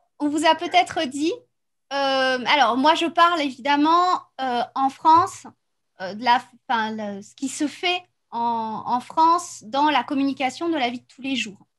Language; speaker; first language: French; native; French